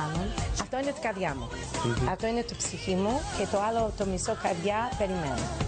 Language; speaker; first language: Greek; early bilingual, heritage; English